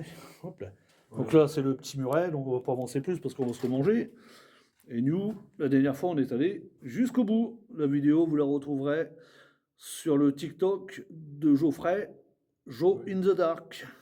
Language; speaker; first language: French; native; French